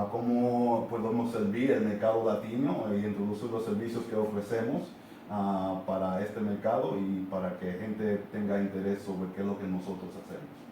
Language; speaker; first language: Spanish; non-native, fluent; English